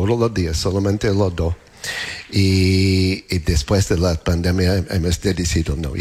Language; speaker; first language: Spanish; non-native, learner; English